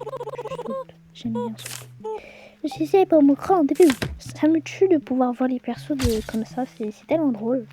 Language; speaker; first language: French; native; French